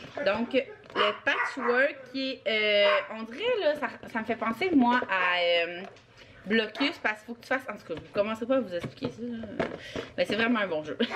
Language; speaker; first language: French; native; French